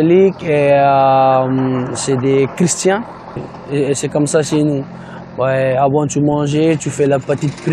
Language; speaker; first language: French; non-native, learner; Fijian